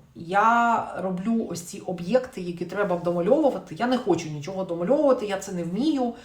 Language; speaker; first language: Ukrainian; non-native, local second language; Russian